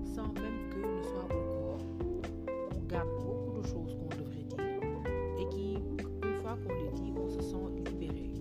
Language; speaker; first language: French; non-native, local second language; Wolof